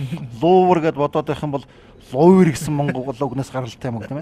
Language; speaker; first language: Mongolian; native; Mongolian